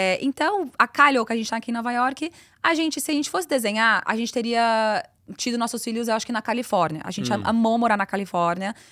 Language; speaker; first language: Portuguese; early bilingual, heritage; Portuguese